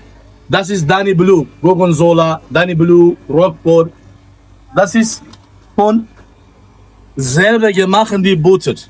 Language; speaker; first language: German; non-native, learner; Turkish